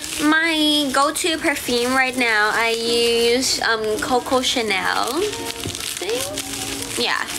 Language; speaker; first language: English; non-native, fluent; Thai